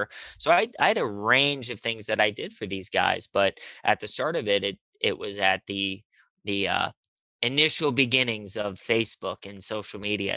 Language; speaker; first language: English; native; English